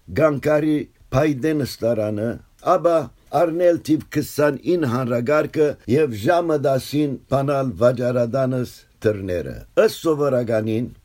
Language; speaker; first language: Armenian; early bilingual, heritage; Armenian